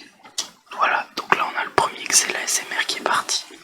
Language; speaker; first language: French; native; French